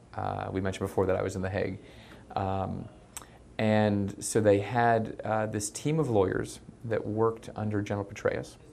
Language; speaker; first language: English; native; English